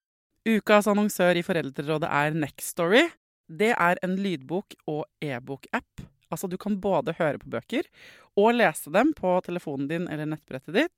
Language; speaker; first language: Norwegian; native; Norwegian